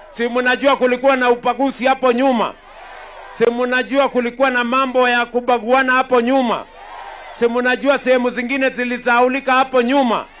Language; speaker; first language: Swahili; non-native, local second language; Kalenjin